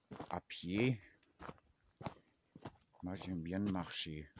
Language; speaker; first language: French; non-native, fluent; German